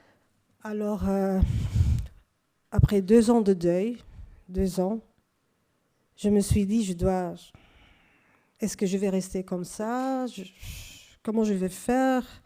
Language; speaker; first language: French; non-native, fluent; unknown